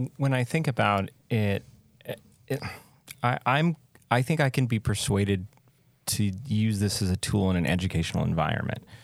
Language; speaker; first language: English; native; English